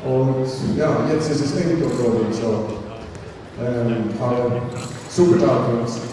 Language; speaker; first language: German; non-native, fluent; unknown